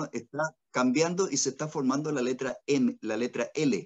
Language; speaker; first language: Spanish; native; Spanish